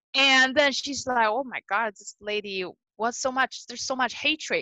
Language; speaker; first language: English; non-native, fluent; Chinese